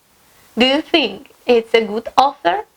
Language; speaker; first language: English; non-native, fluent; Russian